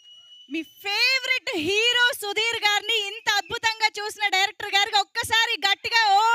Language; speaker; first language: Telugu; native; Telugu